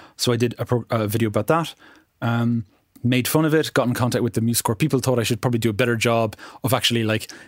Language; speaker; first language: English; native; English